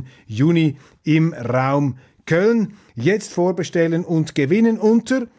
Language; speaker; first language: German; non-native, local second language; Swiss German